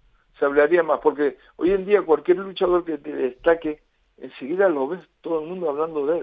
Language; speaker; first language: Spanish; native; Spanish